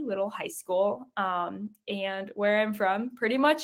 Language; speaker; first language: English; native; English